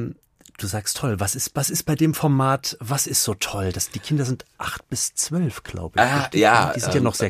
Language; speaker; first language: German; native; German